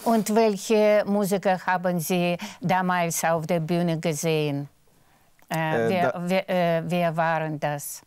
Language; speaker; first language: German; non-native, fluent; Russian